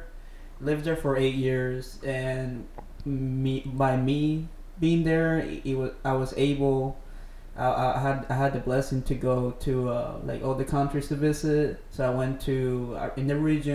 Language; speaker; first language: English; non-native, fluent; Spanish